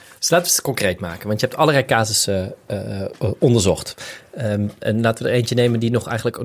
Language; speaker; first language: Dutch; native; Dutch